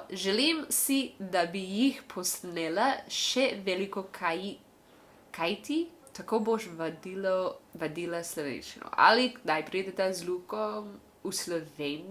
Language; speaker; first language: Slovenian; non-native, learner; English